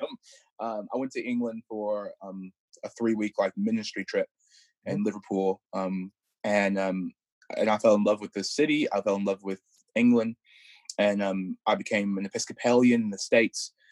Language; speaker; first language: English; native; English